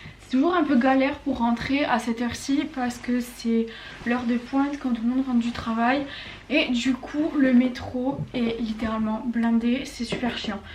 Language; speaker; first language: French; native; French